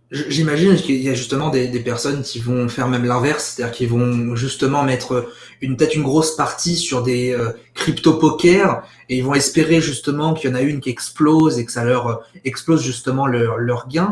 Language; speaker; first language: French; native; French